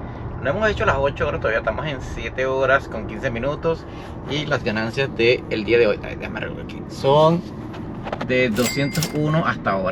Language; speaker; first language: Spanish; native; Spanish